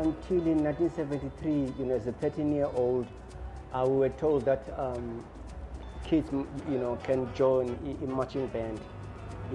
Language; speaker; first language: English; non-native, local second language; Xhosa